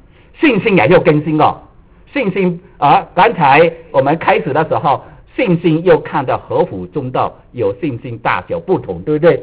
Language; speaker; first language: Chinese; native; Chinese